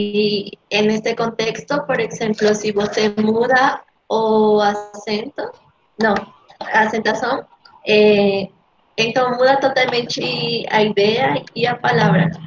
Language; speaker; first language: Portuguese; non-native, learner; Spanish